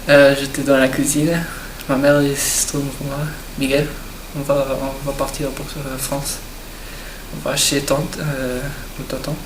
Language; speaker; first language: French; non-native, learner; Portuguese